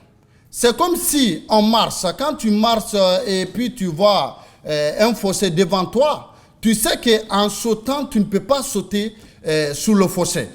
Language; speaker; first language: French; non-native, local second language; Mandingo